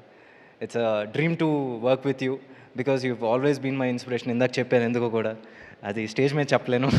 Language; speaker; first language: Telugu; native; Telugu